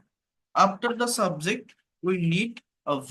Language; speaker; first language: English; non-native, fluent; Bangla